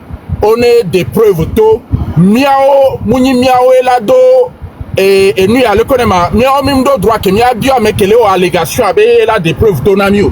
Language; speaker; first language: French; non-native, local second language; Ewe